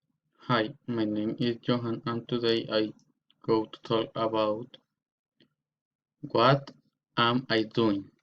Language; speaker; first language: English; non-native, learner; Spanish